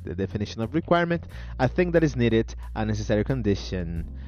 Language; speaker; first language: English; non-native, fluent; Portuguese